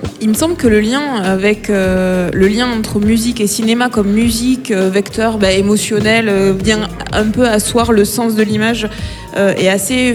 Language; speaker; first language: French; native; French